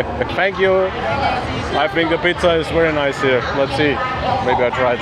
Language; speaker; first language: English; non-native, fluent; German